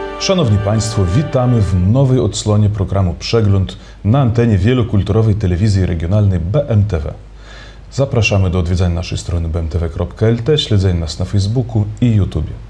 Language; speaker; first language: Polish; native; Polish